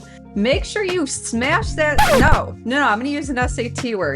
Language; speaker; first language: English; native; English